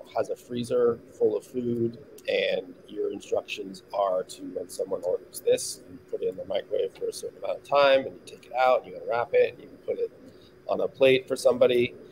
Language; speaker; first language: English; native; English